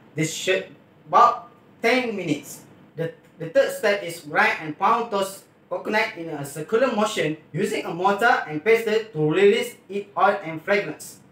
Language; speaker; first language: English; non-native, local second language; Malay